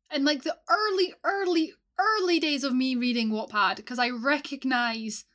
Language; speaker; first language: English; native; English